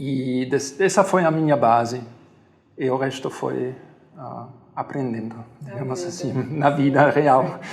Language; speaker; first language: Portuguese; non-native, fluent; German